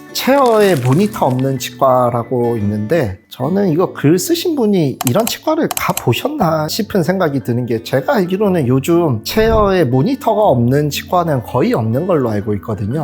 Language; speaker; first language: Korean; native; Korean